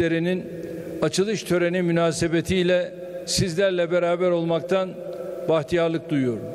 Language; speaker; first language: Turkish; native; Turkish